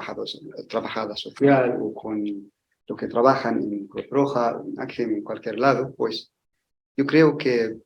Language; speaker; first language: Spanish; non-native, learner; Arabic